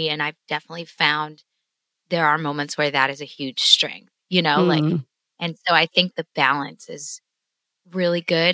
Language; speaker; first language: English; native; English